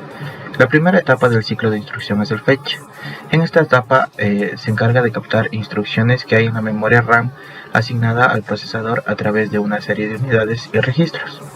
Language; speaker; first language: Spanish; native; Spanish